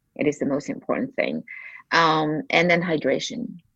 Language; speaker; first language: English; non-native, fluent; French